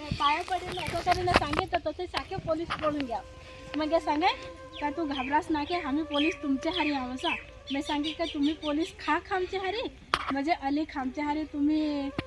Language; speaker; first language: Marathi; non-native, local second language; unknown